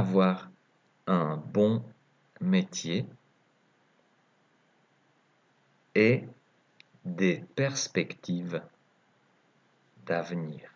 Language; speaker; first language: French; native; French